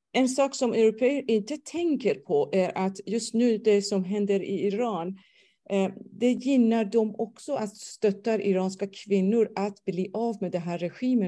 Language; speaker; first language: Swedish; non-native, fluent; Persian